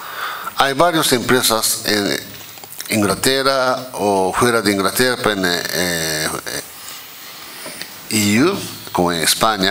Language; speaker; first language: Spanish; non-native, fluent; Japanese